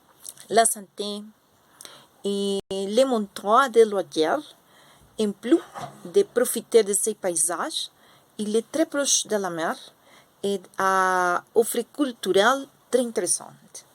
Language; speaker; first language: French; non-native, learner; Spanish